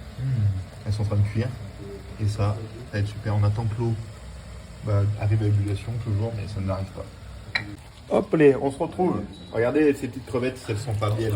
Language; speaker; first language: French; native; French